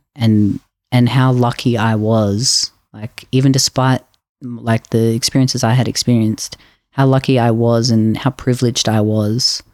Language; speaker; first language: English; native; English